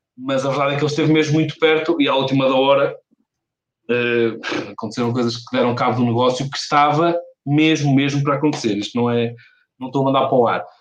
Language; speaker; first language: Portuguese; native; Portuguese